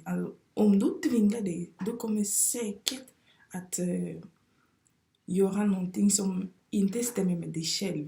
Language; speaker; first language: Swedish; non-native, fluent; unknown